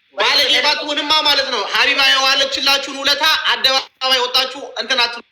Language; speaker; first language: Amharic; native; Amharic